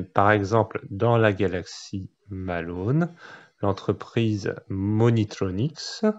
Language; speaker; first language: French; native; French